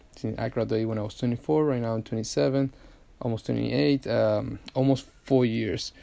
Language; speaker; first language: English; non-native, fluent; Spanish